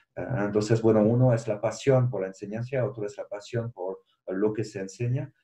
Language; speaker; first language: Spanish; non-native, fluent; French